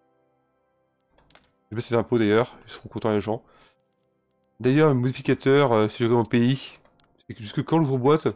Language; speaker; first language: French; native; French